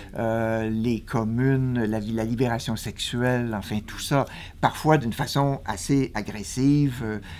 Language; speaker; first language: French; native; French